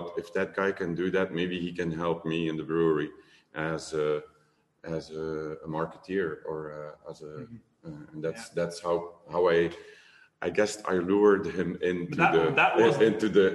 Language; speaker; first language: English; non-native, fluent; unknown